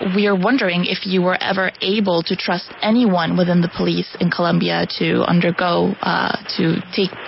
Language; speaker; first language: English; non-native, fluent; Spanish